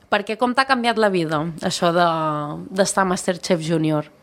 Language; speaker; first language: Catalan; native; Catalan